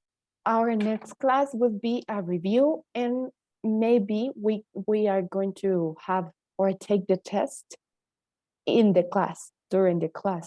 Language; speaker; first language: English; non-native, fluent; Spanish